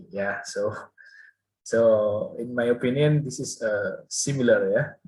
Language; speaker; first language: English; non-native, learner; Indonesian